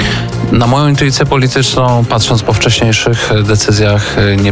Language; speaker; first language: Polish; native; Polish